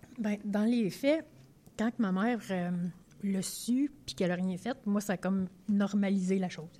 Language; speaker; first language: French; native; French